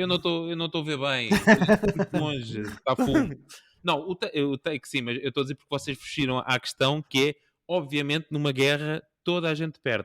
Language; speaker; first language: Portuguese; native; Portuguese